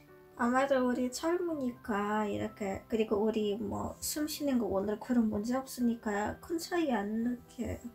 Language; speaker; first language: Korean; non-native, learner; Polish